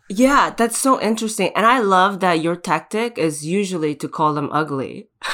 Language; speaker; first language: English; early bilingual, other home language; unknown